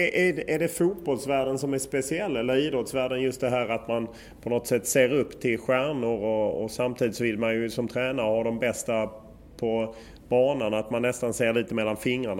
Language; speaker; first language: Swedish; native; Swedish